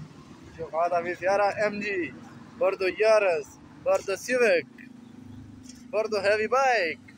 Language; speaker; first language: Arabic; non-native, learner; Punjabi